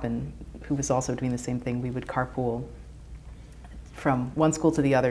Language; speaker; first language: English; native; English